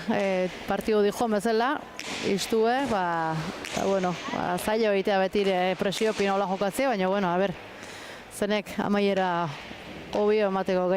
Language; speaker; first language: Basque; native; Basque